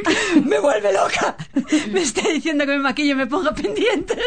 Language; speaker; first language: Spanish; native; Spanish